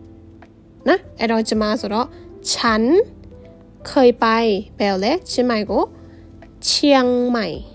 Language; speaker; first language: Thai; non-native, fluent; Burmese